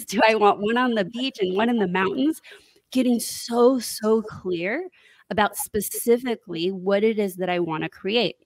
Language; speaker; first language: English; native; English